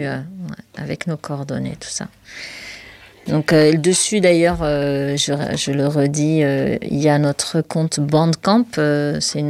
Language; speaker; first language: French; non-native, local second language; Arabic